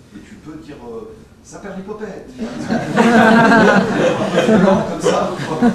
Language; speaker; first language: French; native; French